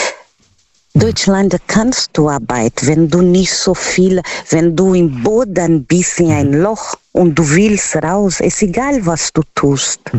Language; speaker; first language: German; non-native, learner; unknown